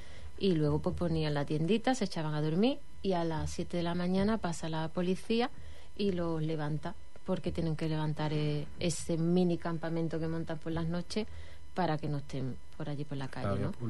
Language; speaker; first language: Spanish; native; Spanish